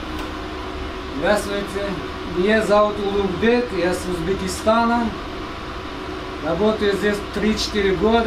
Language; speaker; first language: Russian; non-native, learner; Uzbek